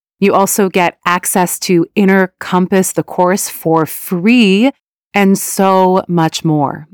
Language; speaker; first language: English; early bilingual, other home language; Persian